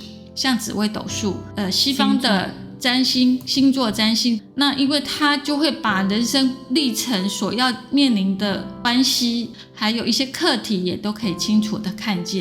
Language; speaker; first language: Chinese; native; Chinese